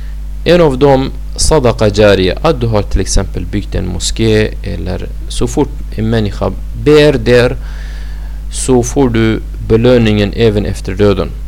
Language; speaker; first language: Swedish; non-native, fluent; Arabic